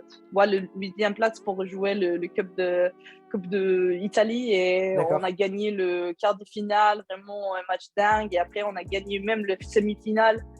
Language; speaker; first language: French; non-native, learner; Swedish